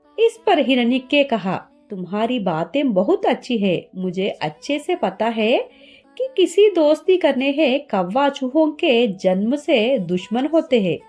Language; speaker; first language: Hindi; non-native, learner; Telugu